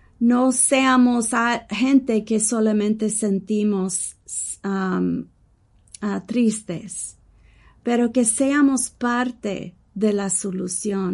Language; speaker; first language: Spanish; early bilingual, heritage; English